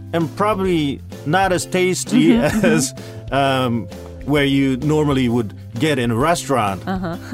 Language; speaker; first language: English; early bilingual, other home language; Japanese